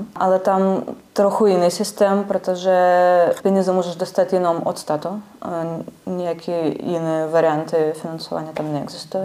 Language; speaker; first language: Czech; non-native, learner; Russian